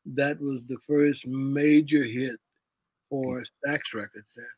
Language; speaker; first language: English; native; English